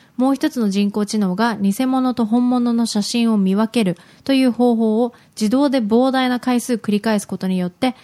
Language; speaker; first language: Japanese; native; Japanese